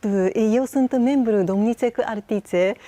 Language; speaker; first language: Romanian; non-native, learner; Japanese